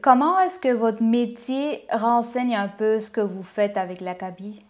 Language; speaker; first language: French; native; French